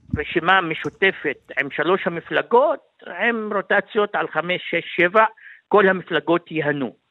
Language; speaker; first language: Hebrew; non-native, local second language; Arabic